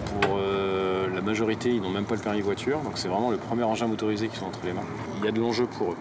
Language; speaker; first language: French; native; French